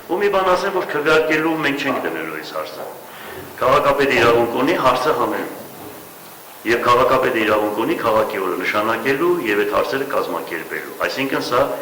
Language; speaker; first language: Armenian; native; Armenian